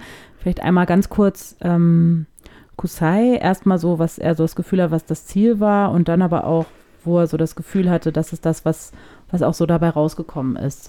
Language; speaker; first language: German; native; German